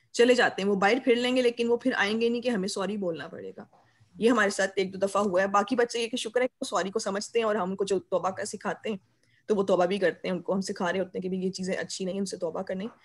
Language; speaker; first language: Urdu; native; Urdu